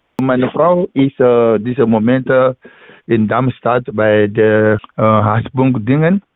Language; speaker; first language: German; non-native, learner; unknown